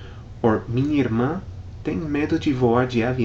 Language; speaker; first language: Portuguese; non-native, fluent; English